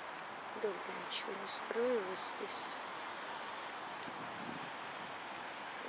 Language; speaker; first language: Russian; native; Russian